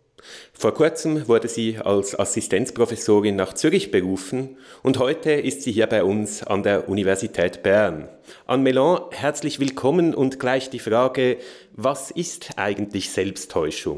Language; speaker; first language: German; native; German